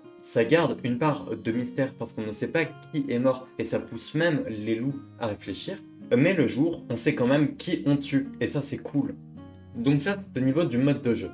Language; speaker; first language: French; native; French